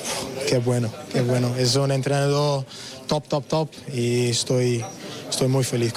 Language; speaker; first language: Spanish; non-native, learner; English